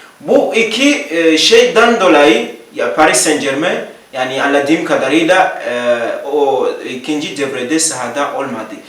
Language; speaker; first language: Turkish; non-native, learner; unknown